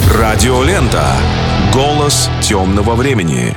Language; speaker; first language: Russian; native; Russian